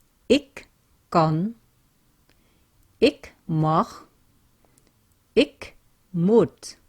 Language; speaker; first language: Dutch; non-native, fluent; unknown